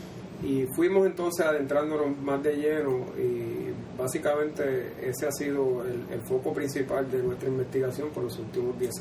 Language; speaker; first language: Spanish; native; Spanish